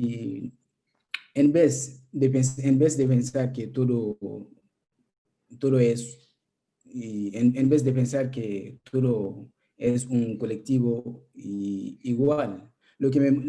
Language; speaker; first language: Spanish; non-native, learner; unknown